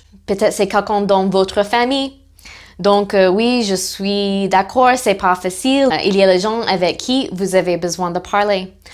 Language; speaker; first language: French; non-native, fluent; English